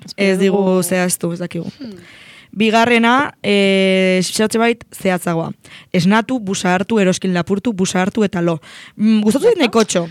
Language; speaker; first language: Basque; non-native, local second language; Spanish